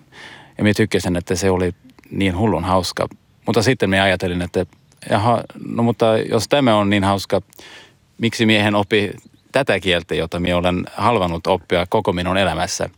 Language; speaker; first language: Finnish; non-native, learner; Swedish